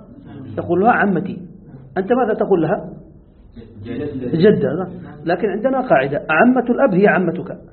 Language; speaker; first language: Arabic; native; Arabic